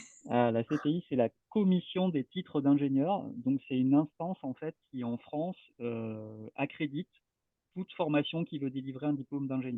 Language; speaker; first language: French; native; French